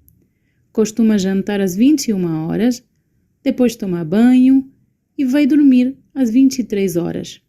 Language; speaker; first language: Portuguese; non-native, learner; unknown